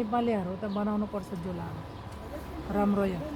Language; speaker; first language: Nepali; non-native, learner; Filipino